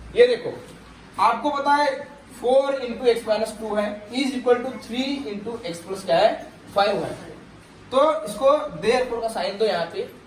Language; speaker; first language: Hindi; non-native, local second language; Marathi